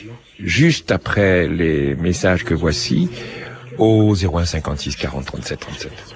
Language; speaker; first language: French; native; French